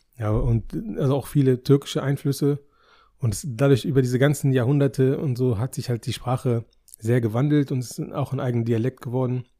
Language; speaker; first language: German; native; German